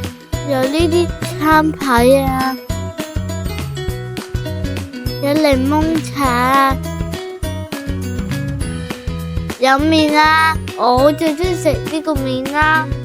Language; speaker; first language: Chinese; native; Chinese